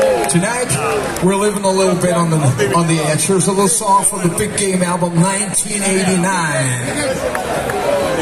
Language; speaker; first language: English; non-native, fluent; Danish